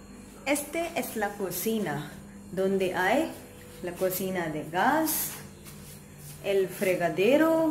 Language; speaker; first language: Spanish; non-native, learner; Hindi